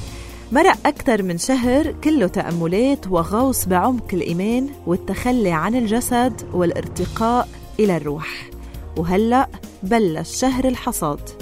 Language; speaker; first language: Arabic; native; Arabic